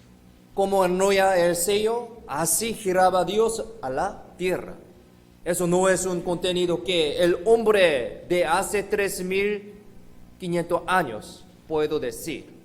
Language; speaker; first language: Spanish; non-native, fluent; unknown